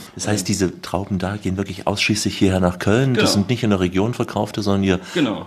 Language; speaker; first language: German; native; German